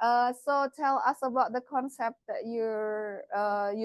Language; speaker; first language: English; non-native, fluent; Indonesian